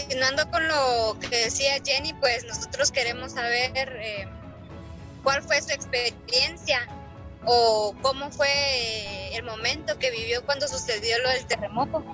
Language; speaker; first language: Spanish; native; Spanish